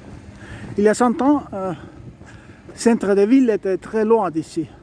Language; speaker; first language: French; non-native, learner; Estonian